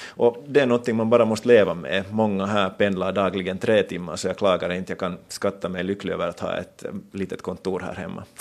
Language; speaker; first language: Swedish; native; Swedish